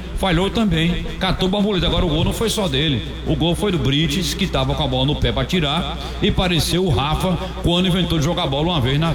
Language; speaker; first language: Portuguese; native; Portuguese